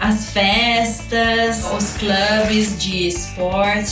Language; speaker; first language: Portuguese; non-native, fluent; Italian